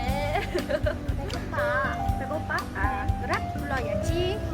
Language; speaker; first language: Korean; non-native, learner; Vietnamese